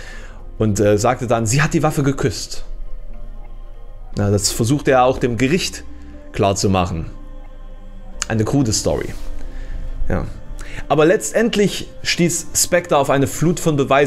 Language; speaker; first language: German; native; German